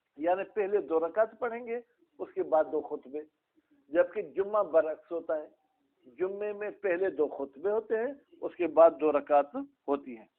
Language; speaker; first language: Urdu; non-native, local second language; Sindhi